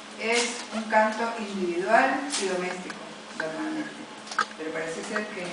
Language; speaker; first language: Spanish; native; Spanish